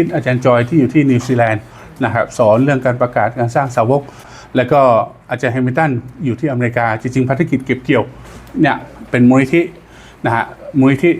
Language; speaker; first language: Thai; native; Thai